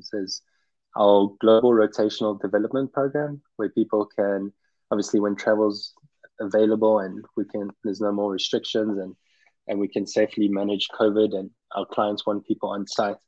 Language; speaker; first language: English; native; English